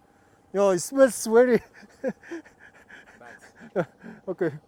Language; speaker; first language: English; non-native, learner; Mongolian